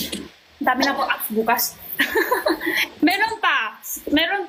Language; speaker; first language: Filipino; non-native, learner; Chinese